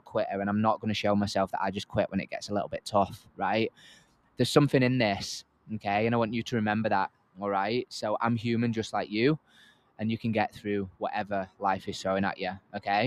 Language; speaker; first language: English; native; English